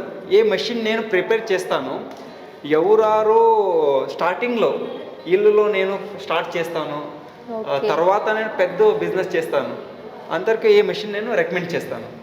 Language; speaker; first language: Telugu; non-native, local second language; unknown